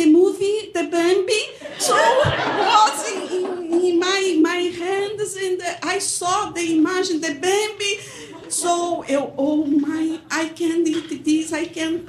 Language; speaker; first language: English; non-native, learner; Portuguese